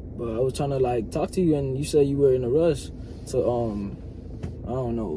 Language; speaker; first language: English; native; English